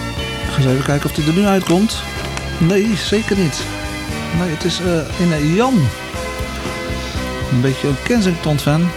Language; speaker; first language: Dutch; native; Dutch